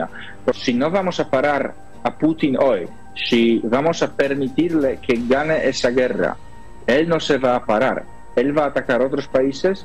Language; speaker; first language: Spanish; non-native, fluent; Polish